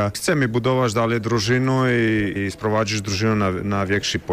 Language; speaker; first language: Polish; non-native, learner; Croatian